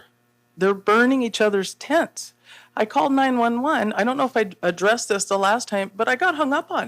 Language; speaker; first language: English; native; English